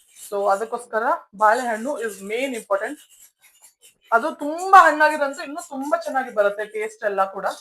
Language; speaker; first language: Kannada; native; Kannada